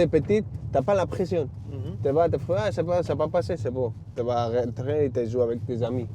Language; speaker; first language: French; non-native, learner; Spanish